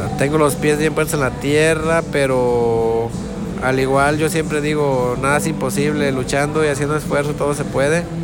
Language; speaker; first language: Spanish; native; Spanish